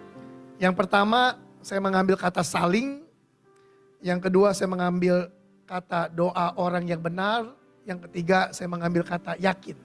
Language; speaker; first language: Indonesian; native; Indonesian